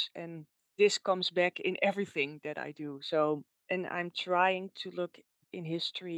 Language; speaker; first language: English; non-native, fluent; Dutch